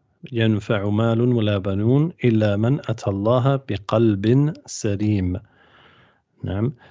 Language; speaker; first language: Arabic; non-native, fluent; English